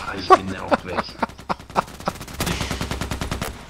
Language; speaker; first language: German; non-native, fluent; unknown